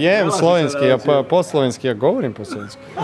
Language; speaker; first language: Slovak; non-native, learner; Serbian